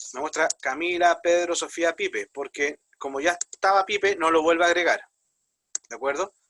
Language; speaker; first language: Spanish; native; Spanish